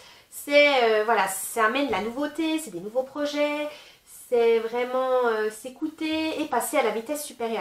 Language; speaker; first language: French; native; French